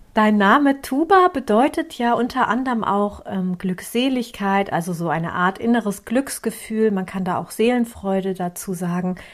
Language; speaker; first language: German; early bilingual, other home language; Turkish